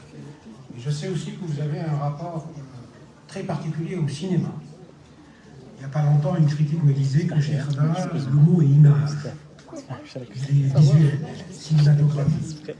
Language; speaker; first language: French; non-native, local second language; Arabic